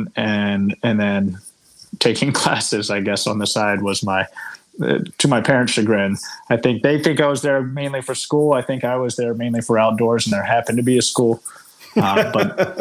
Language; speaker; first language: English; native; English